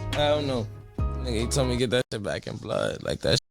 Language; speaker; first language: English; native; English